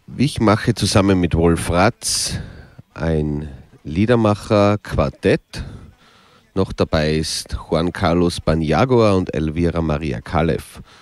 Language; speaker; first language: German; native; German